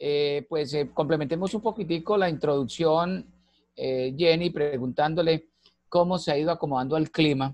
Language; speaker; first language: Spanish; native; Spanish